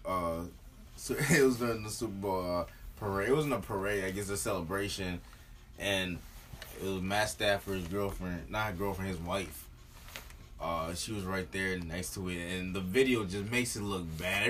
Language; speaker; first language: English; native; English